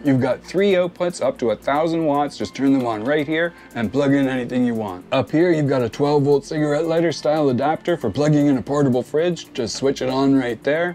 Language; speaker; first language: English; native; English